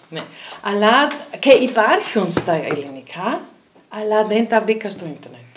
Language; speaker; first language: Greek; non-native, learner; German